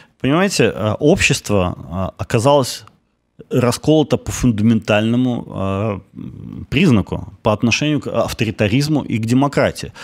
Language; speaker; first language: Russian; native; Russian